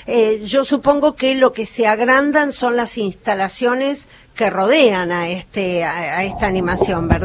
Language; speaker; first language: Spanish; native; Spanish